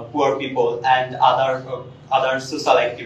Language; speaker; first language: English; non-native, learner; Bangla